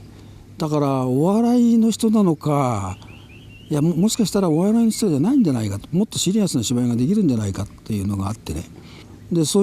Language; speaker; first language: Japanese; native; Japanese